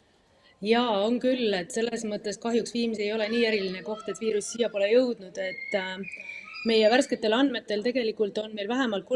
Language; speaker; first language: Estonian; native; Estonian